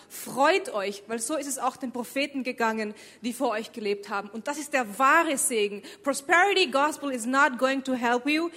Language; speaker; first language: German; early bilingual, other home language; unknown